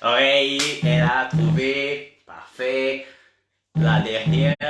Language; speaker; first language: French; non-native, learner; Portuguese